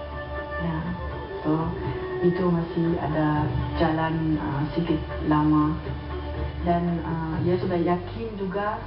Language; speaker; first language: Indonesian; non-native, learner; German